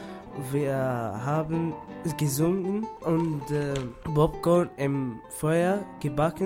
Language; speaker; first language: German; non-native, learner; French